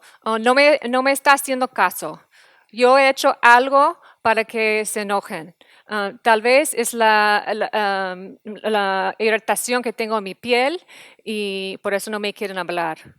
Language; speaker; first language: Spanish; non-native, fluent; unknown